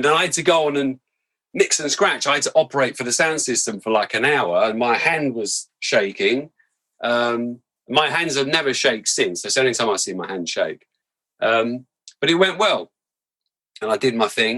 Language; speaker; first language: English; native; English